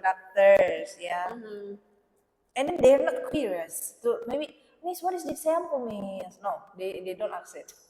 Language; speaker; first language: English; non-native, local second language; Indonesian